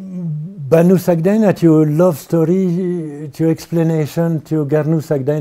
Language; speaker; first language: Nepali; non-native, learner; French